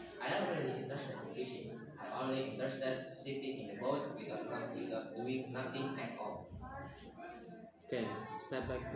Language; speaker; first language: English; non-native, learner; Indonesian